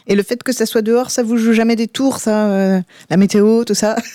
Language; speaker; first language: French; native; French